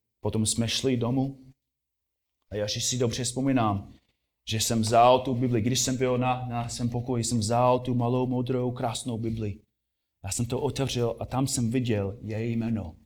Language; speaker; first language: Czech; non-native, fluent; English